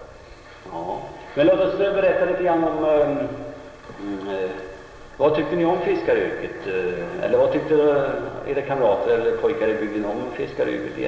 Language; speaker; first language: Swedish; native; Swedish